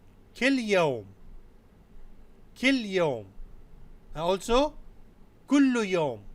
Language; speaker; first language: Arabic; non-native, fluent; Urdu